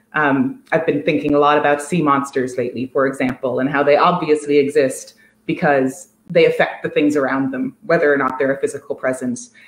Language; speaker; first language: English; native; English